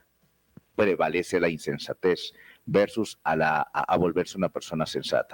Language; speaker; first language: Spanish; native; Spanish